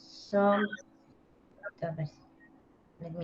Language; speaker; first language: English; non-native, learner; Spanish